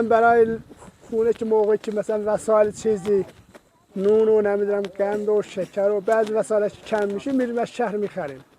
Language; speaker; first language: Persian; non-native, local second language; Azerbaijani